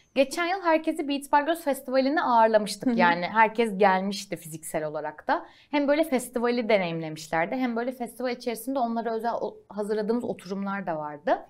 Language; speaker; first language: Turkish; native; Turkish